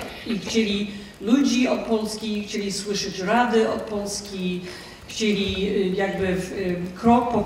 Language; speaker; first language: Polish; non-native, fluent; English